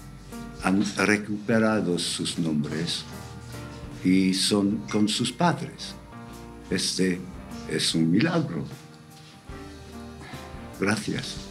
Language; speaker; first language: Spanish; non-native, fluent; English